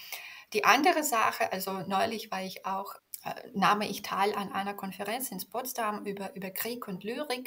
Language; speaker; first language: German; non-native, fluent; Belarusian